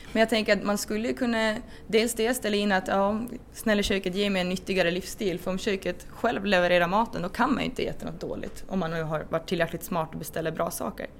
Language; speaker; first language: Swedish; native; Swedish